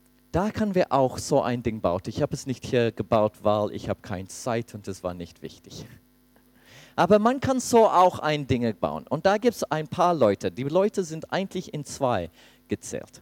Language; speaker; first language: German; non-native, fluent; English